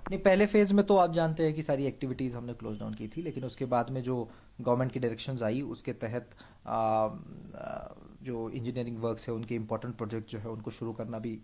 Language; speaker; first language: Hindi; non-native, local second language; Marathi